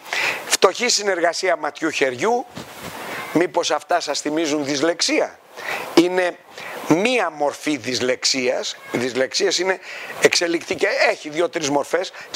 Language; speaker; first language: Greek; native; Greek